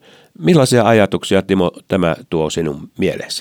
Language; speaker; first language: Finnish; native; Finnish